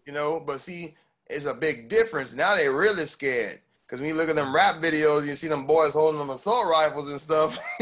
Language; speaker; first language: English; native; English